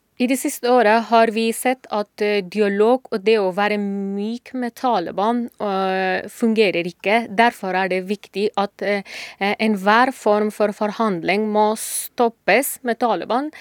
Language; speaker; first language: Norwegian; non-native, fluent; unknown